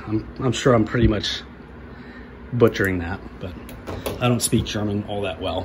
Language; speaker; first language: English; native; English